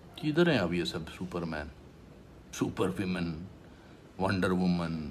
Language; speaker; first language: Hindi; native; Hindi